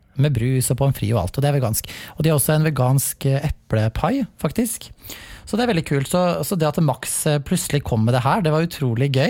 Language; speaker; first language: Norwegian; native; Norwegian